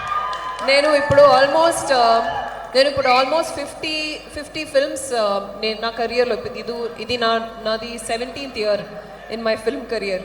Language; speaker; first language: Telugu; non-native, learner; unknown